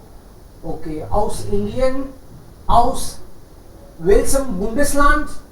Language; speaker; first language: German; non-native, fluent; Hindi